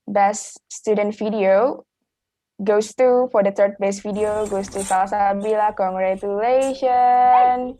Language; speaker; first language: English; non-native, learner; Indonesian